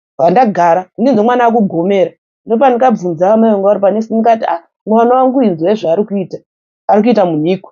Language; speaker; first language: Shona; native; Shona